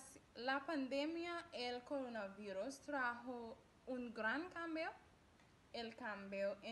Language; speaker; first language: Spanish; non-native, learner; English